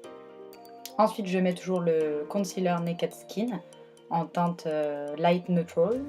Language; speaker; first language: French; native; French